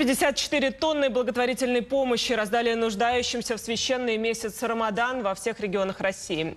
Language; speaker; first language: Russian; native; Russian